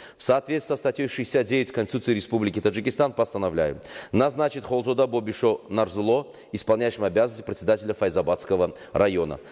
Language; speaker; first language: Russian; non-native, local second language; Tajik